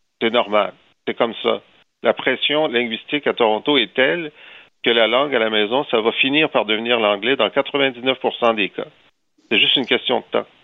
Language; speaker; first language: French; native; French